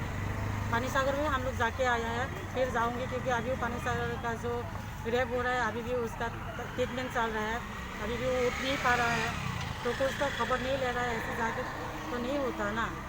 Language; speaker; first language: Hindi; non-native, local second language; Kok Borok